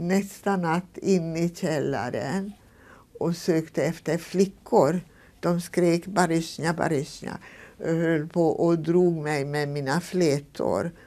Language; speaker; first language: Swedish; non-native, fluent; Hungarian